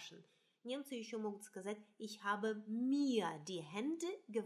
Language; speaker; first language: German; non-native, fluent; Russian